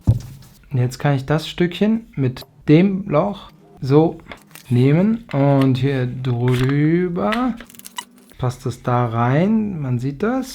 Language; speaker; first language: German; native; German